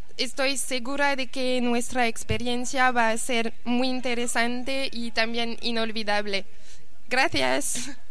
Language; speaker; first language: Spanish; non-native, fluent; French